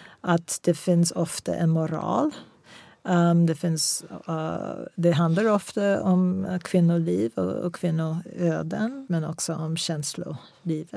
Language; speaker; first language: Swedish; non-native, fluent; English